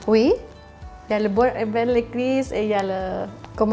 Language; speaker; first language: French; non-native, learner; Thai